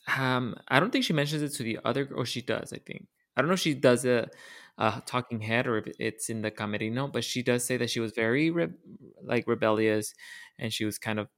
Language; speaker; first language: English; early bilingual, other home language; Spanish